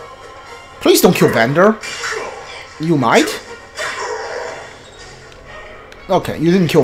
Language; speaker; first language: English; native; English